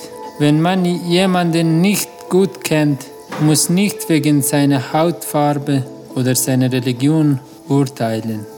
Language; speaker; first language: German; non-native, learner; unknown